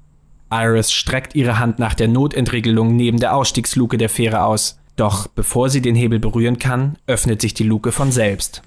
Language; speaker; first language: German; native; German